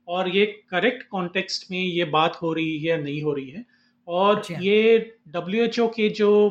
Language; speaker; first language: Hindi; non-native, local second language; Marathi